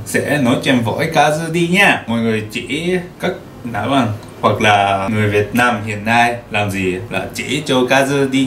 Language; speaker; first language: Vietnamese; non-native, learner; Japanese